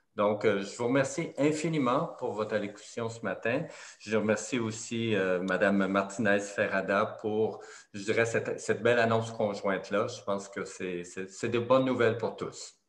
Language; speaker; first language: French; native; French